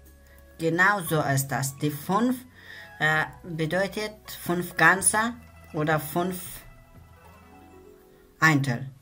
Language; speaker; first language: German; non-native, learner; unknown